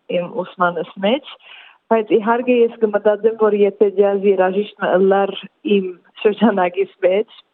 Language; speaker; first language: Armenian; early bilingual, heritage; Armenian